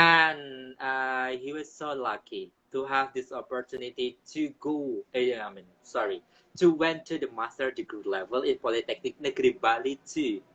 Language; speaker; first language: English; non-native, local second language; Indonesian